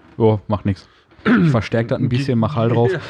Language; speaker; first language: German; native; German